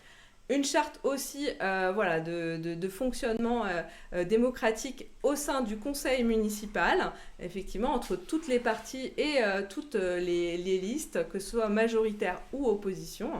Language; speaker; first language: French; native; French